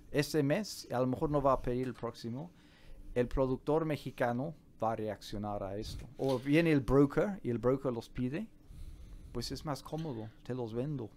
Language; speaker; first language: Spanish; non-native, fluent; English